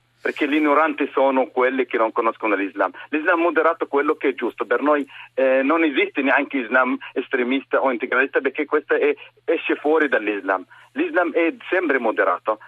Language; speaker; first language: Italian; non-native, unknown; Arabic